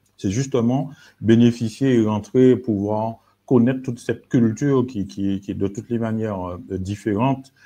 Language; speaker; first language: French; native; French